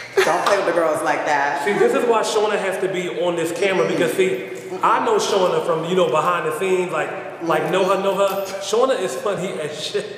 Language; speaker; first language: English; native; English